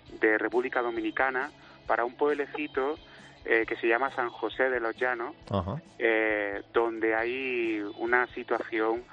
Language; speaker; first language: Spanish; native; Spanish